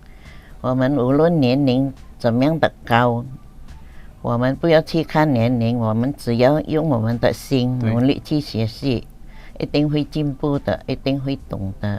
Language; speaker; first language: Chinese; early bilingual, heritage; Chinese